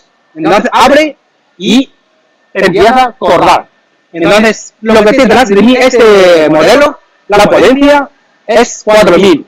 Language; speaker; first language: Spanish; non-native, learner; Chinese